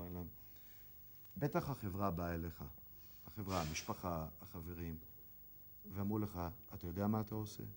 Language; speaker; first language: Hebrew; native; Hebrew